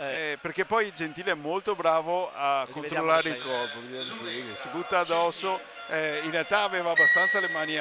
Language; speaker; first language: Italian; native; Italian